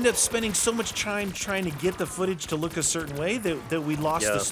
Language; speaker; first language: English; native; English